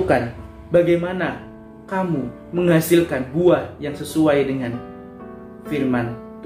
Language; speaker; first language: Indonesian; native; Indonesian